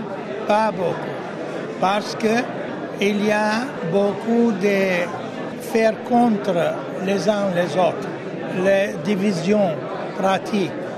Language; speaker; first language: French; non-native, fluent; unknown